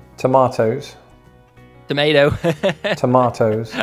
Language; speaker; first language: English; native; English